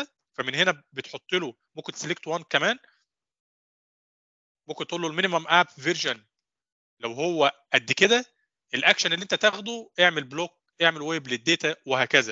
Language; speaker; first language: Arabic; native; Arabic